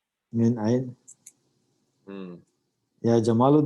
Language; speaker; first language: Arabic; non-native, learner; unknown